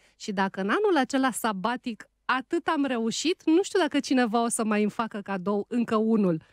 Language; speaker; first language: Romanian; native; Romanian